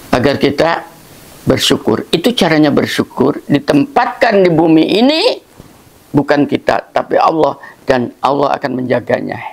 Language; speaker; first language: Indonesian; non-native, local second language; Javanese